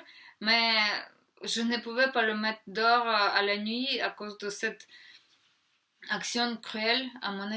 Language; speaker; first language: French; non-native, fluent; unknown